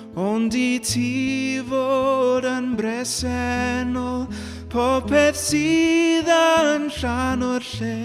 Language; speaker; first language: Welsh; non-native, local second language; English